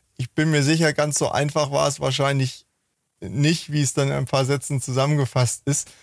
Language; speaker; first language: German; native; German